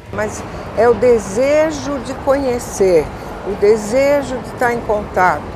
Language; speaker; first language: Portuguese; non-native, fluent; Italian